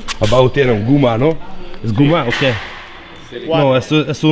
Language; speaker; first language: Spanish; non-native, learner; Hungarian